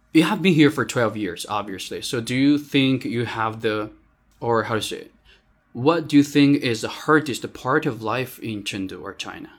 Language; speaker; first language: English; non-native, fluent; Chinese